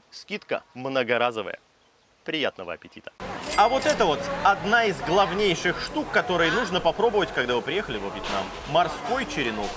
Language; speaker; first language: Russian; native; Russian